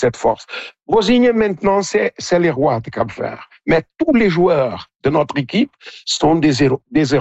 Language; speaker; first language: French; non-native, local second language; Portuguese